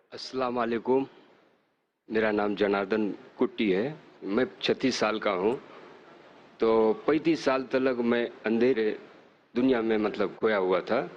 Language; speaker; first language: Hindi; non-native, local second language; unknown